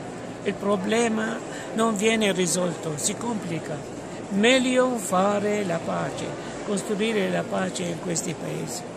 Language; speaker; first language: Italian; non-native, fluent; Arabic